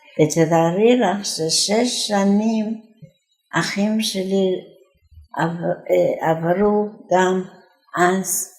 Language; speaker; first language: Hebrew; non-native, fluent; Yiddish